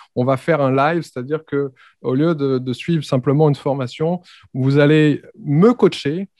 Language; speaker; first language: French; native; French